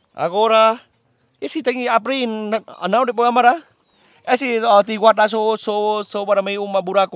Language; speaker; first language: Portuguese; non-native, learner; Vietnamese